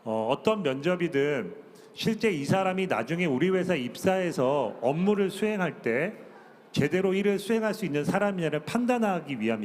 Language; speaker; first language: Korean; native; Korean